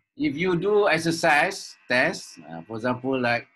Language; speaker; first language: English; non-native, local second language; Malay